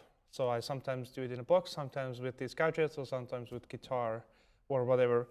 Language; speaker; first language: English; non-native, fluent; Estonian